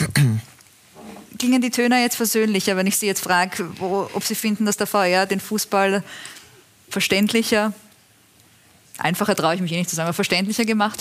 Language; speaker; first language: German; native; German